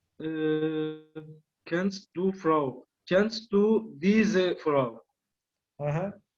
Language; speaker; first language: German; non-native, learner; Turkish